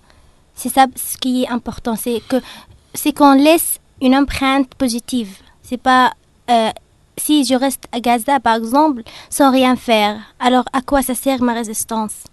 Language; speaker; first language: French; non-native, fluent; Arabic